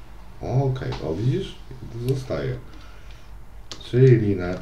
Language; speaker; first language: Polish; native; Polish